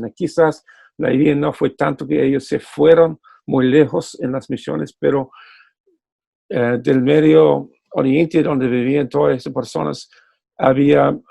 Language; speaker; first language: Spanish; non-native, fluent; English